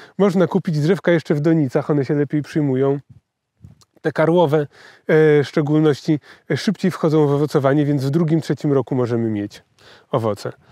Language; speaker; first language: Polish; native; Polish